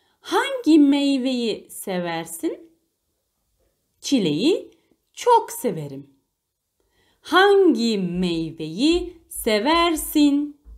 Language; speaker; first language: Turkish; non-native, fluent; Arabic